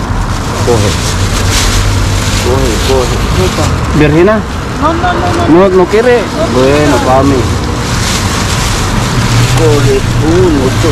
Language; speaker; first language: Spanish; non-native, learner; Filipino